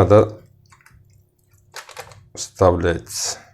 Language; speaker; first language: Russian; non-native, learner; Turkish